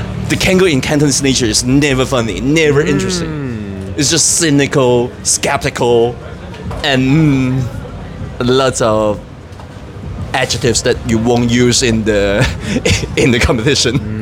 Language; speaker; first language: English; non-native, local second language; Cantonese